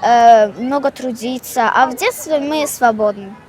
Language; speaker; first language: Russian; non-native, local second language; Azerbaijani